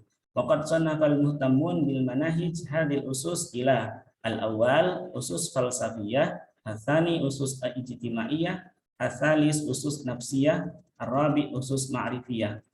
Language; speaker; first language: Arabic; non-native, fluent; Indonesian